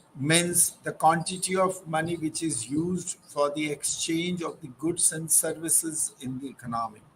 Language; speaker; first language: English; non-native, local second language; Gujarati